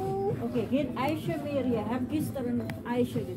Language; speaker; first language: Dutch; non-native, learner; Indonesian